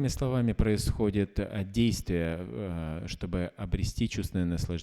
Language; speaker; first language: Russian; native; Russian